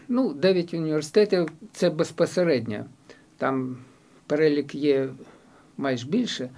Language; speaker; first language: Ukrainian; non-native, local second language; Russian